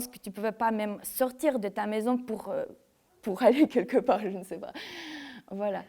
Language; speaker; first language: French; non-native, fluent; Ukrainian